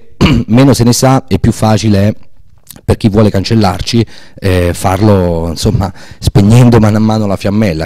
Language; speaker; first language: Italian; native; Italian